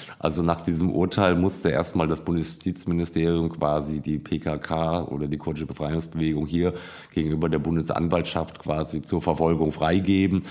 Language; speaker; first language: German; native; German